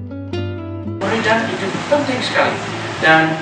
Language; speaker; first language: Indonesian; non-native, fluent; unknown